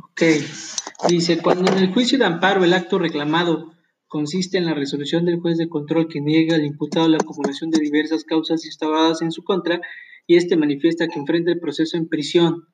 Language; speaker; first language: Spanish; native; Spanish